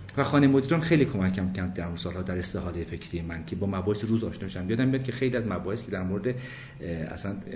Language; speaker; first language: Persian; early bilingual, other home language; English